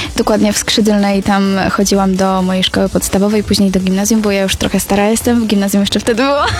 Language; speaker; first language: Polish; native; Polish